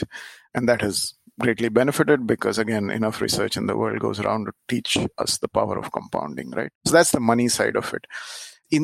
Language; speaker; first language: English; non-native, local second language; Marathi